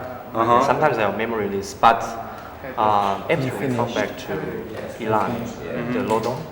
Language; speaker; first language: English; non-native, learner; Japanese